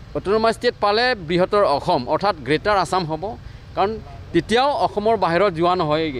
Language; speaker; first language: Assamese; non-native, local second language; Karbi